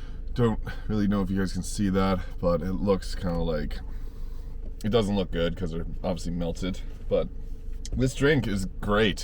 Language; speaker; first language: English; native; English